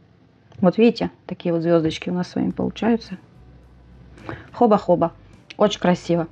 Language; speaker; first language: Russian; native; Russian